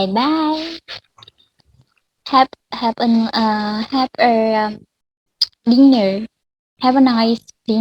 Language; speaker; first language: English; non-native, learner; Vietnamese